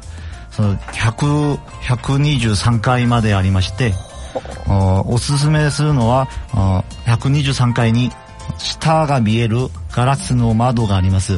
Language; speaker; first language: Japanese; non-native, learner; Korean